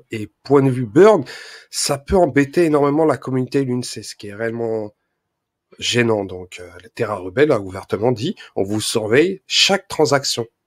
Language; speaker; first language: French; native; French